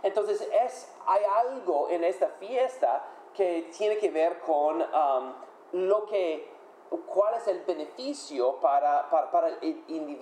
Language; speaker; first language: Spanish; non-native, fluent; English